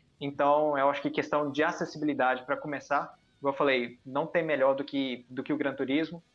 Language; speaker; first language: Portuguese; early bilingual, heritage; Portuguese